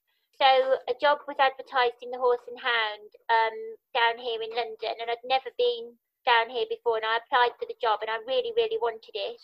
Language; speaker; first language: English; native; English